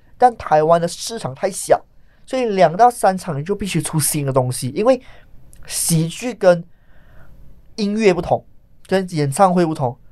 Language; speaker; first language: Chinese; native; Chinese